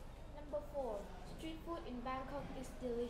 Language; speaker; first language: English; non-native, learner; Vietnamese